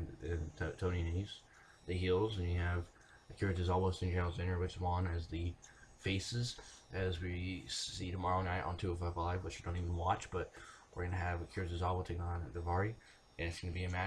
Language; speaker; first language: English; native; English